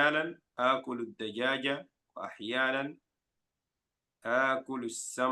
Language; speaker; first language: Arabic; non-native, fluent; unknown